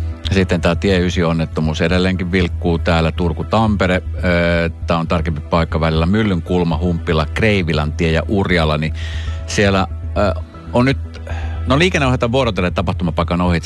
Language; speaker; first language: Finnish; native; Finnish